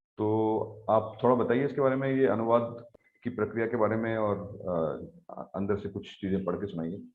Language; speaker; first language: Hindi; non-native, local second language; Malayalam